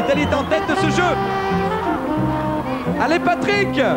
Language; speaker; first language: French; native; French